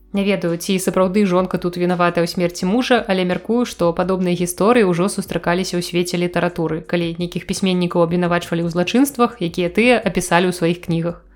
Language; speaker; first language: Belarusian; native; Belarusian